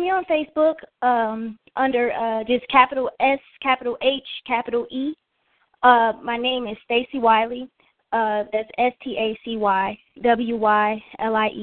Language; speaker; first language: English; native; English